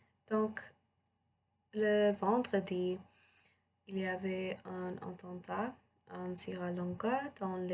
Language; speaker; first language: French; non-native, learner; English